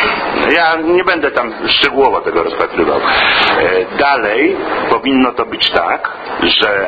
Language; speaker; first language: Polish; native; Polish